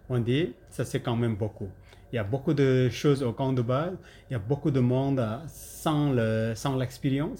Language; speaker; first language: French; non-native, learner; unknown